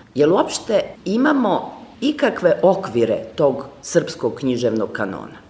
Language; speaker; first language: Serbian; native; Serbian